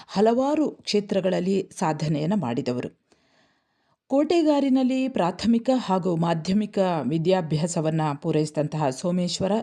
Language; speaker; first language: Kannada; native; Kannada